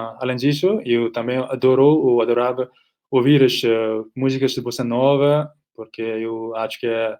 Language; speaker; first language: Portuguese; non-native, fluent; Nepali